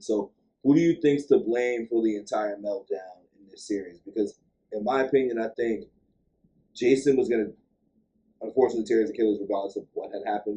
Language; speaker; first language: English; native; English